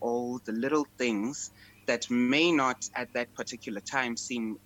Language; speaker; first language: English; non-native, local second language; Xhosa